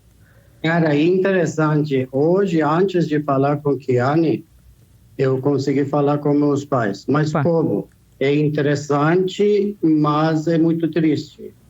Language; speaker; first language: Portuguese; non-native, fluent; Persian